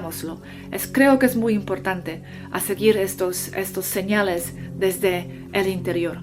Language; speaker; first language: Spanish; non-native, fluent; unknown